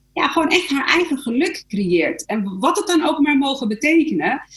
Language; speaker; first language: Dutch; early bilingual, other home language; Arabic